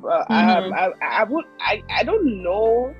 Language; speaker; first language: English; non-native, local second language; Yoruba